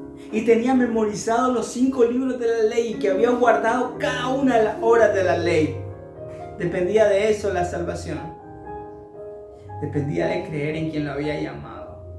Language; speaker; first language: Spanish; native; Spanish